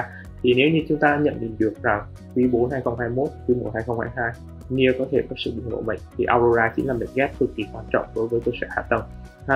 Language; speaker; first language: Vietnamese; native; Vietnamese